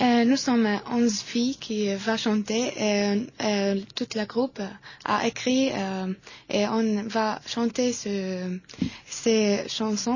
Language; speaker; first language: French; non-native, learner; Arabic